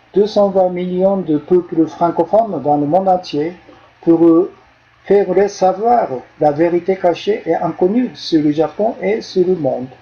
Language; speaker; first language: French; non-native, fluent; Japanese